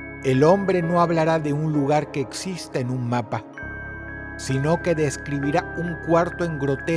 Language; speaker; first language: Spanish; native; Spanish